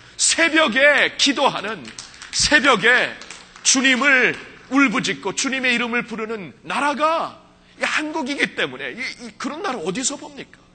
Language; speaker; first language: Korean; early bilingual, heritage; Korean